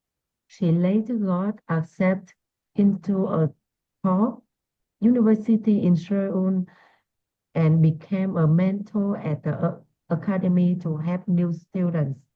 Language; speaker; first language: English; non-native, learner; Vietnamese